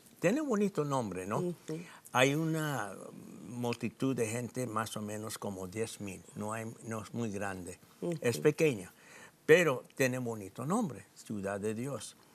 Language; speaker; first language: Spanish; non-native, fluent; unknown